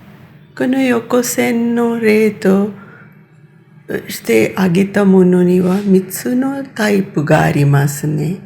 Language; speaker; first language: Japanese; non-native, fluent; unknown